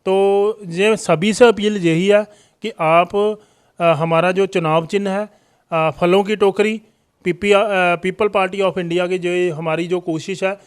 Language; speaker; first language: Hindi; non-native, local second language; Punjabi